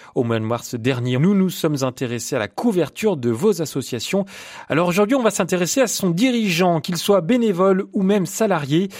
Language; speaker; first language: French; native; French